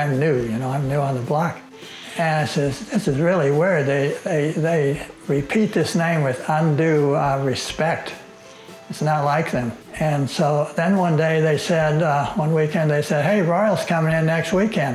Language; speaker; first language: English; native; English